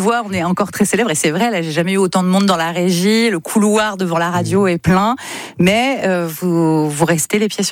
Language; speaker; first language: French; native; French